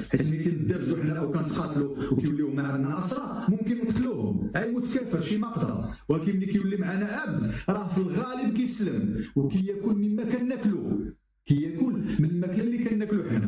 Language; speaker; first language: Arabic; native; Arabic